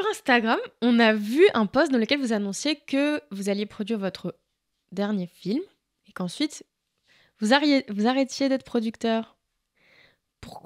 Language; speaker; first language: French; native; French